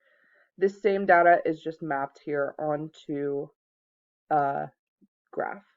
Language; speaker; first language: English; native; English